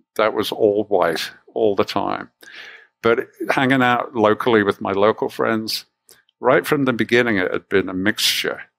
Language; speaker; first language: English; native; English